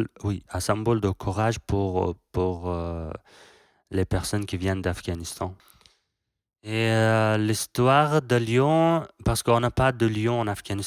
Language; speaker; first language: French; non-native, learner; Persian